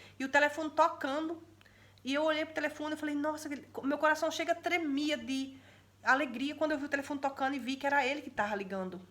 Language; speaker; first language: Portuguese; native; Portuguese